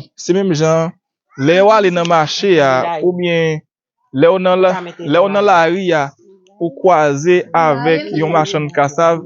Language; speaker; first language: Haitian Creole; native; Haitian Creole